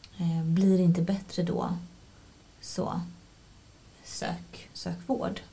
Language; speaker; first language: Swedish; native; Swedish